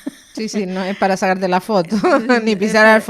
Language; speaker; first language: Spanish; native; Spanish